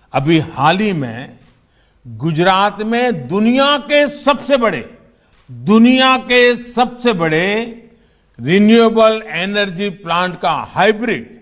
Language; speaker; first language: Hindi; non-native, local second language; Gujarati